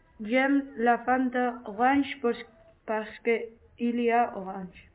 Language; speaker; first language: French; non-native, learner; Spanish